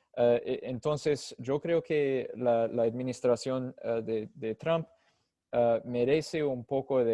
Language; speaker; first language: Spanish; non-native, fluent; English